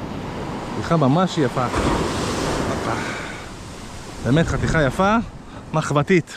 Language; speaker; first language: Hebrew; native; Hebrew